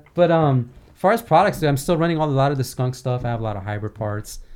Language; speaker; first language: English; early bilingual, other home language; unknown